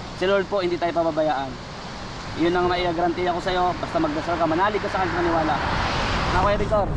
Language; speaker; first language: Filipino; native; Filipino